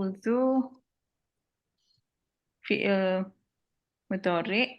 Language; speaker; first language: Arabic; non-native, learner; Indonesian